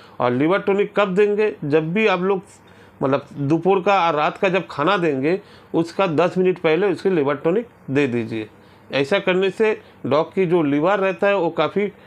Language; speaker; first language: Hindi; non-native, local second language; Bangla